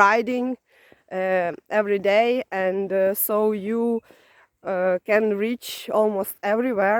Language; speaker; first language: English; non-native, fluent; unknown